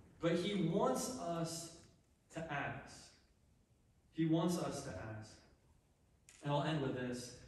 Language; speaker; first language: English; native; English